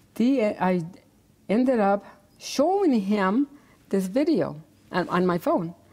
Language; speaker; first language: English; native; English